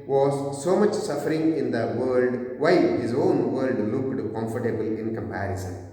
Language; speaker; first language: English; non-native, local second language; Kannada